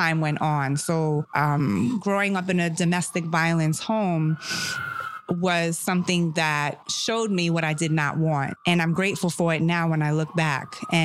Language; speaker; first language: English; early bilingual, other home language; German